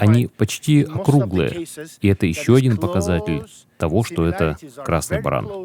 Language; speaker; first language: Russian; native; Russian